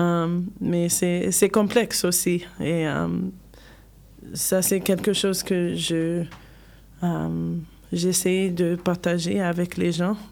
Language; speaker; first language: French; non-native, learner; English